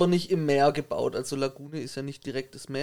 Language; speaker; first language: German; native; German